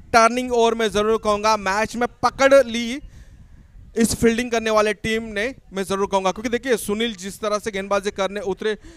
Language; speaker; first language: Hindi; non-native, local second language; Marathi